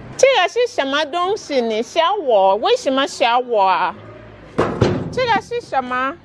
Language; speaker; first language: Chinese; non-native, learner; Igbo